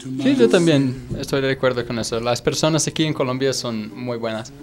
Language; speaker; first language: Spanish; non-native, fluent; English